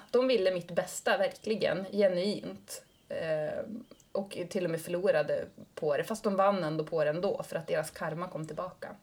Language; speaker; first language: Swedish; native; Swedish